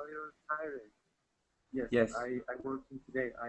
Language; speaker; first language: English; non-native, learner; Spanish